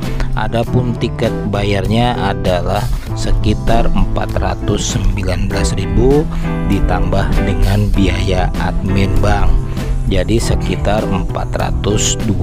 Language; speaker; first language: Indonesian; native; Indonesian